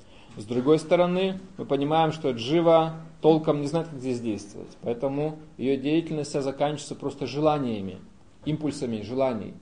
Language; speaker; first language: Russian; native; Russian